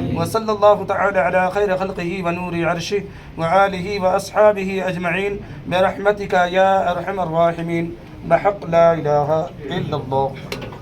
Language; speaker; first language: Urdu; native; Urdu